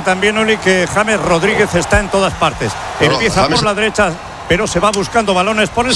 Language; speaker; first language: Spanish; native; Spanish